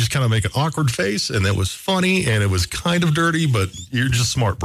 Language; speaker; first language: English; native; English